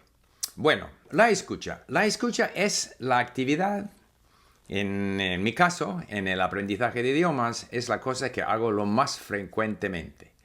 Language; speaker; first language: Spanish; non-native, fluent; English